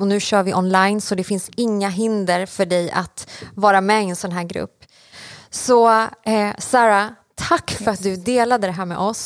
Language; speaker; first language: Swedish; native; Swedish